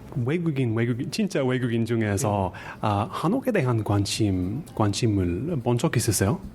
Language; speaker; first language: Korean; non-native, learner; English